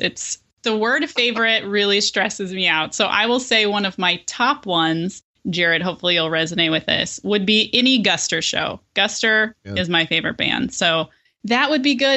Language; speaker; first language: English; native; English